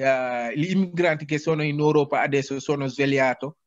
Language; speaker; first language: Italian; non-native, learner; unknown